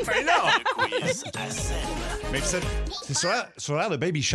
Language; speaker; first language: French; native; French